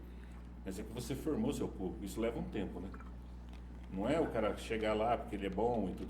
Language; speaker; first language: Portuguese; native; Portuguese